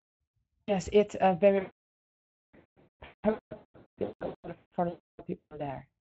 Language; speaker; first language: English; non-native, learner; Indonesian